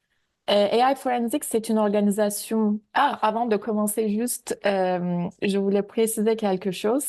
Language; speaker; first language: French; native; French